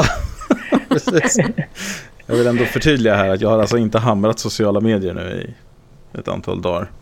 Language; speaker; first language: Swedish; native; Swedish